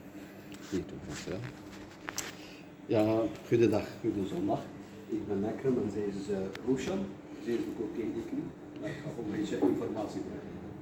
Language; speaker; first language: Dutch; non-native, learner; Kurdish